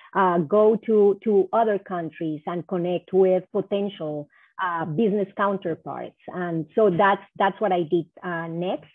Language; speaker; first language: English; non-native, fluent; Spanish